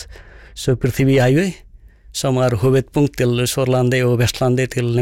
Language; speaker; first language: Norwegian; non-native, fluent; Nepali